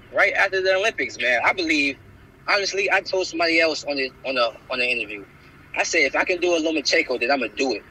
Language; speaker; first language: English; native; English